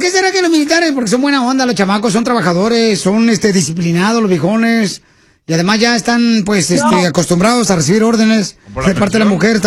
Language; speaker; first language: Spanish; native; Spanish